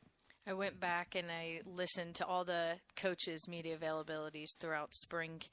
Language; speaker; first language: English; native; English